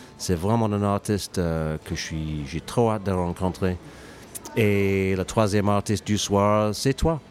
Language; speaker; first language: French; non-native, fluent; English